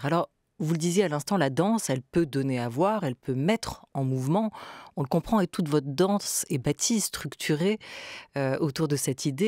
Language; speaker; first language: French; native; French